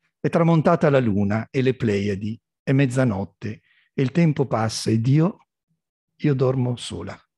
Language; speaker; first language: Italian; native; Italian